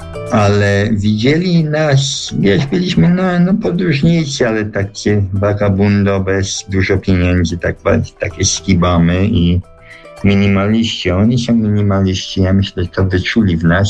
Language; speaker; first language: Polish; early bilingual, heritage; Polish